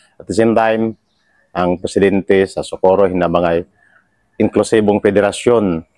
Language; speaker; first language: Cebuano; native; Cebuano